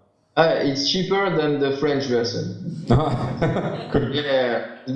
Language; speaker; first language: English; non-native, learner; French